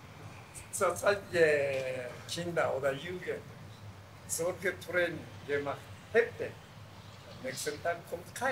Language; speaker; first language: German; non-native, learner; Japanese